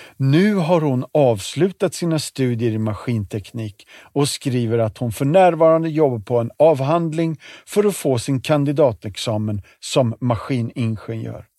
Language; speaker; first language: Swedish; native; Swedish